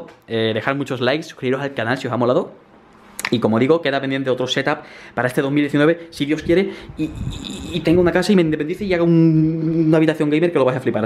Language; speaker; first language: Spanish; native; Spanish